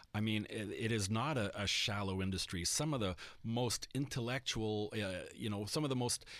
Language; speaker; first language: English; native; English